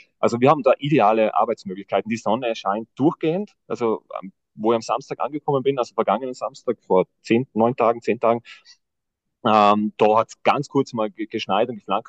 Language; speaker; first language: German; native; German